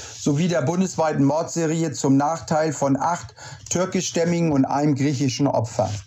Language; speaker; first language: German; native; German